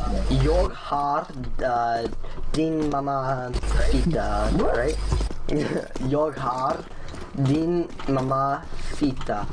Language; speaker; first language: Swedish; non-native, learner; English